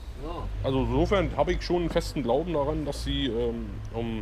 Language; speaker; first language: German; native; German